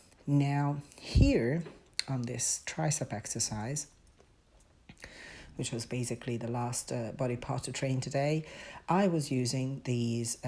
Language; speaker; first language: English; non-native, fluent; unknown